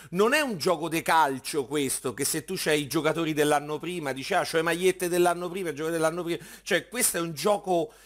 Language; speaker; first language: Italian; native; Italian